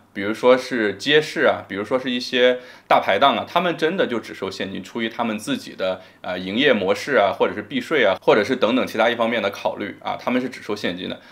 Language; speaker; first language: Chinese; native; Chinese